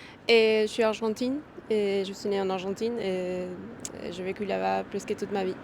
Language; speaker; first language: French; non-native, fluent; Spanish